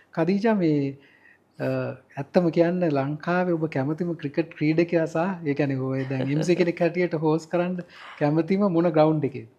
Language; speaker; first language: Sinhala; native; Sinhala